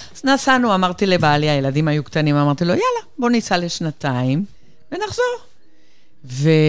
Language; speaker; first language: Hebrew; non-native, fluent; Spanish